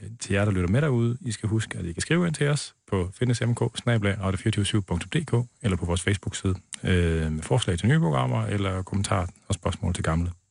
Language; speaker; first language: Danish; native; Danish